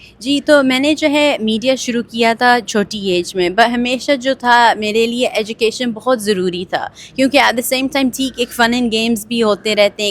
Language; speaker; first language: Urdu; early bilingual, heritage; Urdu